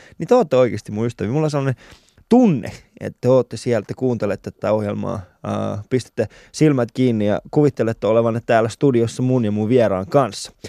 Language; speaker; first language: Finnish; early bilingual, other home language; Persian